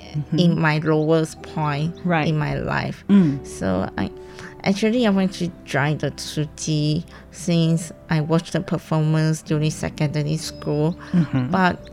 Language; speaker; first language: English; non-native, local second language; Chinese